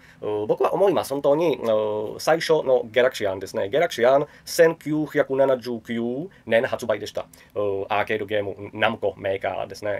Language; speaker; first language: Japanese; non-native, learner; Czech